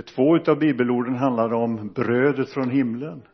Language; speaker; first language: Swedish; native; Swedish